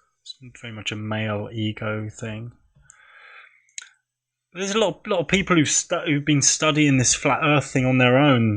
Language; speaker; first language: English; native; English